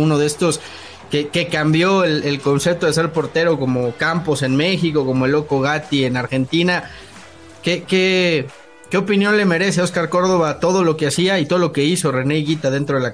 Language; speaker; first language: Spanish; native; Spanish